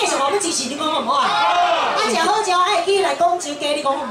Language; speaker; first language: Chinese; native; Chinese